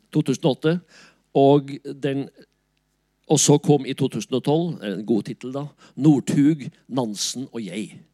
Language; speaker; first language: Norwegian; native; Norwegian